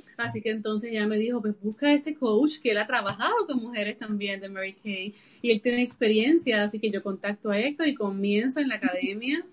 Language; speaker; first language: Spanish; native; Spanish